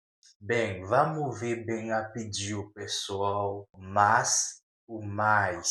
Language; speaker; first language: Portuguese; non-native, learner; Haitian Creole